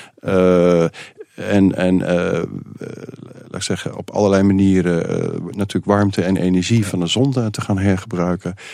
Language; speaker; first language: Dutch; native; Dutch